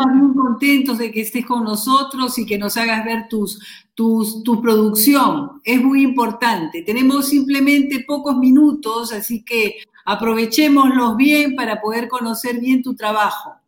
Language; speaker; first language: Spanish; native; Spanish